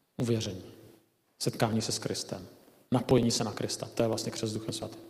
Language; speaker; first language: Czech; native; Czech